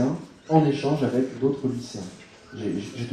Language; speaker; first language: French; native; French